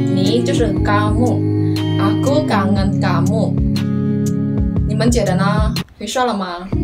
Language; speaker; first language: Chinese; non-native, fluent; Indonesian